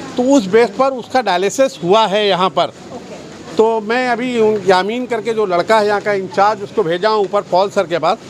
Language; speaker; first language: Hindi; native; Hindi